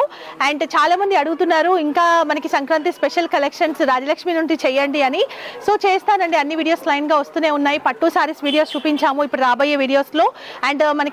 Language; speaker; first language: Telugu; native; Telugu